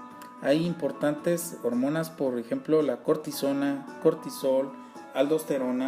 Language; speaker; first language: Spanish; native; Spanish